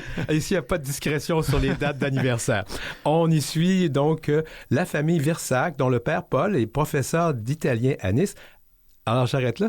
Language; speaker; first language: French; native; French